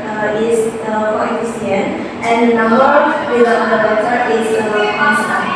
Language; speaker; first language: English; non-native, learner; Indonesian